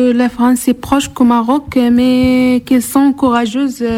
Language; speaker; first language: French; non-native, local second language; Arabic